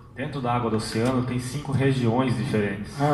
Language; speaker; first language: Portuguese; native; Portuguese